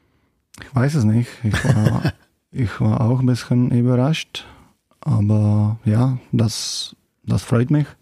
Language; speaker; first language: German; non-native, learner; Czech